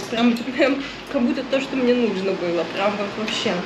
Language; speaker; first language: Russian; native; Russian